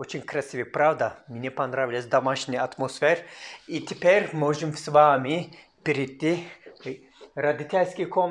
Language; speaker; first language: Russian; non-native, learner; Turkish